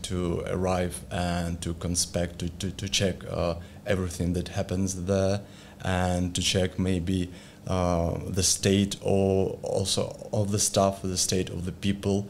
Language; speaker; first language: English; non-native, learner; Ukrainian